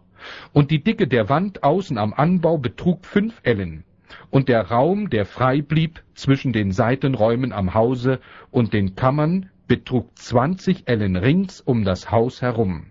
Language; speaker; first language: German; native; German